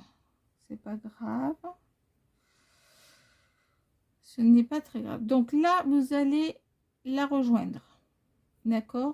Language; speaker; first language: French; native; French